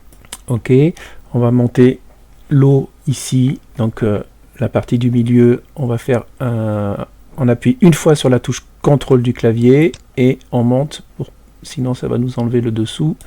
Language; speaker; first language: French; native; French